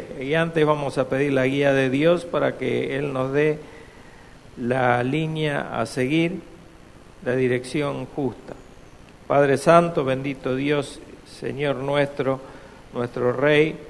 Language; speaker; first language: Spanish; native; Spanish